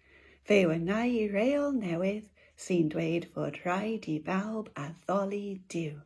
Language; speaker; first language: Welsh; non-native, local second language; English